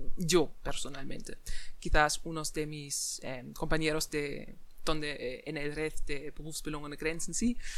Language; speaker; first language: Spanish; non-native, fluent; German